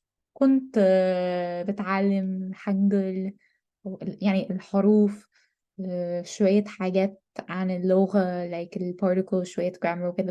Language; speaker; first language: Arabic; non-native, learner; English